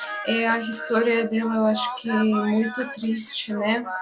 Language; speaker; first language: Portuguese; non-native, learner; Russian